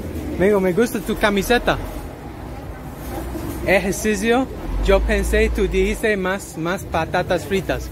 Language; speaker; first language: Spanish; non-native, learner; English